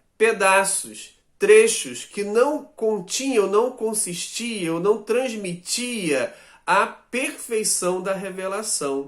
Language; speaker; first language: Portuguese; native; Portuguese